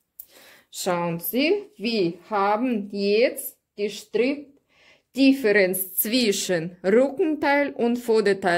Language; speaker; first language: German; non-native, learner; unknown